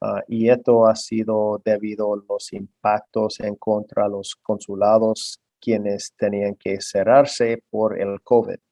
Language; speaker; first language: Spanish; non-native, fluent; English